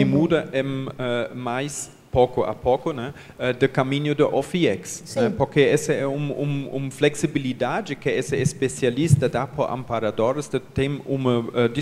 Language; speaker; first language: Portuguese; non-native, learner; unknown